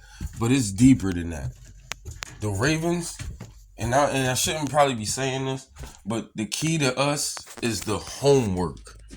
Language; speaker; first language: English; native; English